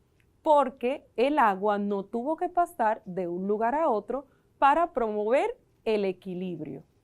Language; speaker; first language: Spanish; native; Spanish